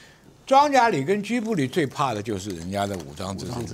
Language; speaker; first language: Chinese; native; Chinese